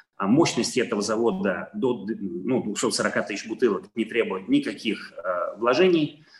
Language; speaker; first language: Russian; non-native, fluent; Italian